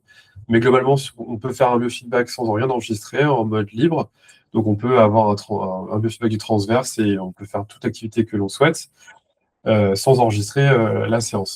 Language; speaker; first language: French; native; French